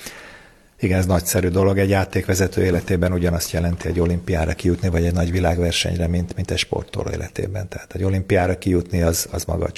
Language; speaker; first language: Hungarian; native; Hungarian